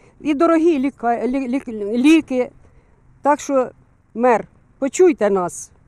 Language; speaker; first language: Ukrainian; native; Ukrainian